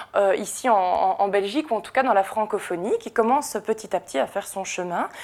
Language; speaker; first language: French; native; French